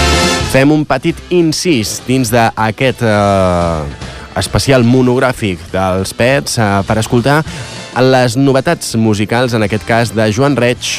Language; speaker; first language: Catalan; native; Catalan